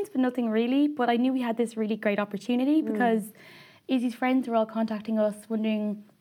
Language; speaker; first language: English; native; English